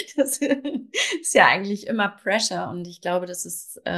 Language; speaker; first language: German; native; German